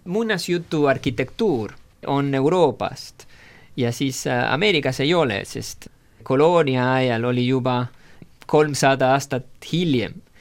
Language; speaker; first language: Estonian; non-native, fluent; Spanish